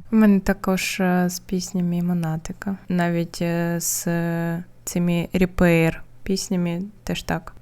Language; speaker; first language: Ukrainian; non-native, local second language; Russian